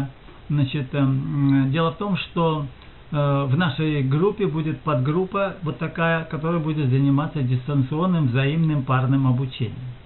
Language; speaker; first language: Russian; native; Russian